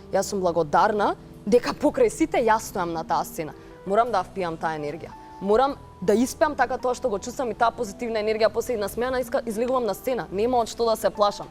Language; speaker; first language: Macedonian; native; Macedonian